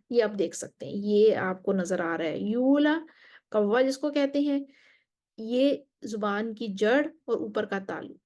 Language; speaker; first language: Urdu; native; Urdu